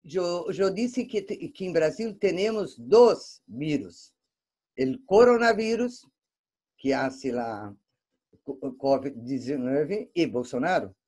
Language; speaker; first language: Spanish; non-native, fluent; Portuguese